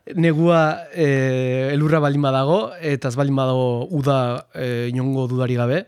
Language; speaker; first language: Basque; non-native, local second language; Spanish